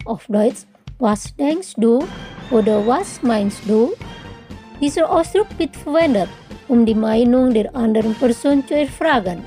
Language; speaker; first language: German; non-native, fluent; Indonesian